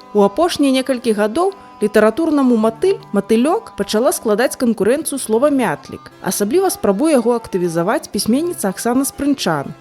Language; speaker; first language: Belarusian; native; Belarusian